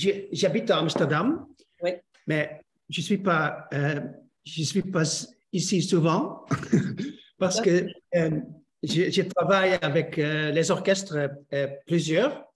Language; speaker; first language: French; non-native, learner; Dutch